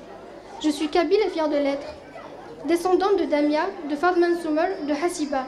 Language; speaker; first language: French; non-native, local second language; Kabyle